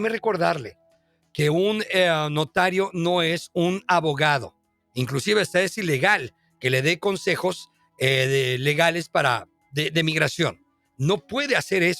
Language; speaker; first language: Spanish; native; Spanish